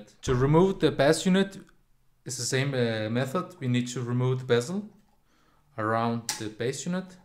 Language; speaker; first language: English; non-native, fluent; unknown